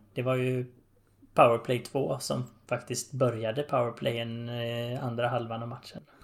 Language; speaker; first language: Swedish; native; Swedish